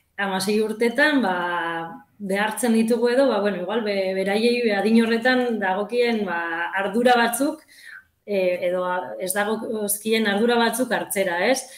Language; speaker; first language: Basque; native; Basque